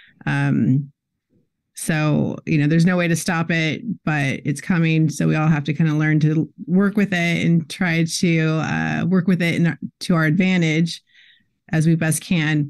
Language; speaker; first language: English; native; English